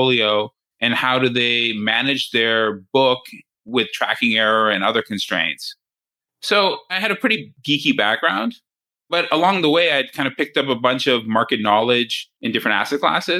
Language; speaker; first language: English; native; English